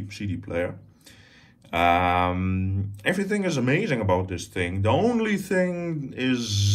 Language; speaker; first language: English; non-native, fluent; Dutch